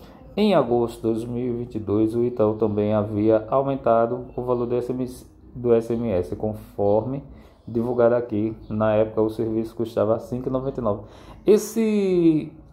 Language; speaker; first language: Portuguese; native; Portuguese